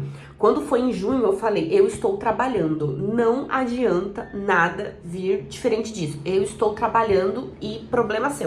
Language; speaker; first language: Portuguese; native; Portuguese